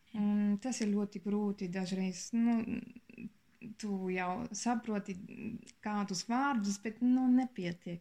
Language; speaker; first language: Latvian; non-native, learner; German